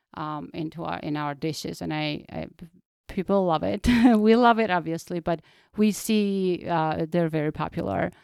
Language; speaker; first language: English; non-native, fluent; Georgian